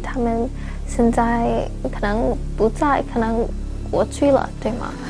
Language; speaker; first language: Chinese; non-native, learner; English